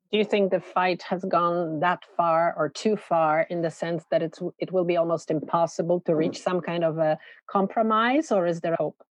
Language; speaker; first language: English; non-native, fluent; Polish